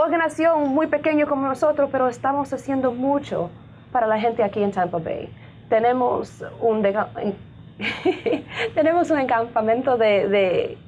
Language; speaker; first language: Spanish; early bilingual, heritage; Spanish